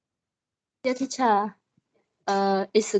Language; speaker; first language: English; non-native, learner; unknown